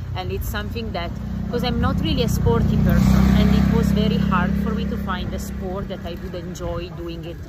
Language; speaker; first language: English; non-native, fluent; Italian